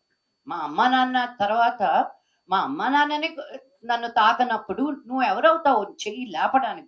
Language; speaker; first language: Telugu; native; Telugu